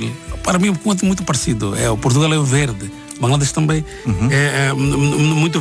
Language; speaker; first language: Portuguese; non-native, learner; Bangla